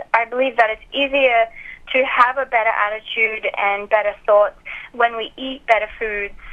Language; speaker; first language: English; native; English